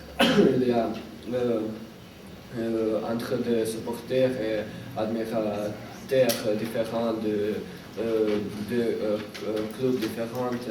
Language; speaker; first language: French; non-native, learner; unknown